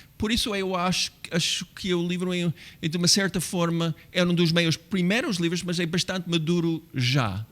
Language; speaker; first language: Portuguese; non-native, fluent; English